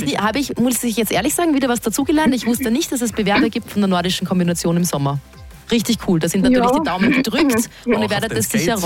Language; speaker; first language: German; native; German